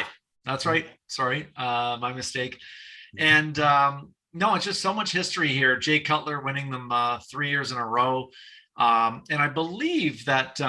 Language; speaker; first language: English; native; English